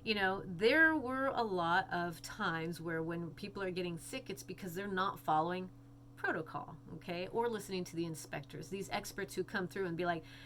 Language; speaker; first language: English; native; English